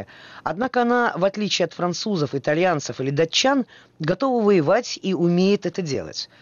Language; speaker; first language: Russian; native; Russian